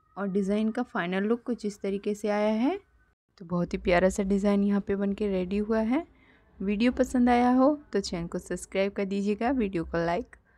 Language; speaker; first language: Hindi; native; Hindi